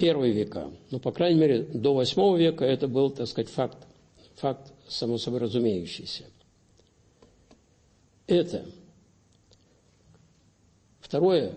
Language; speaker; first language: Russian; native; Russian